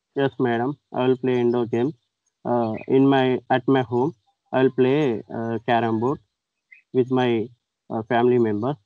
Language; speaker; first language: English; non-native, local second language; Telugu